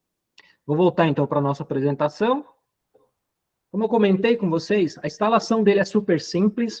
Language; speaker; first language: Portuguese; native; Portuguese